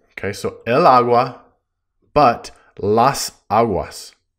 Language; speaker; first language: English; native; English